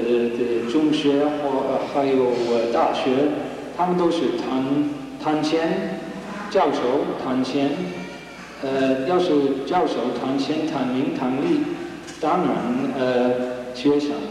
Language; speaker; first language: Chinese; non-native, learner; English